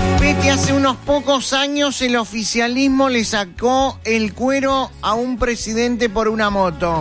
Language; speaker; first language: Spanish; native; Spanish